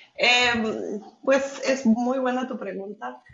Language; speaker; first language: Spanish; native; Spanish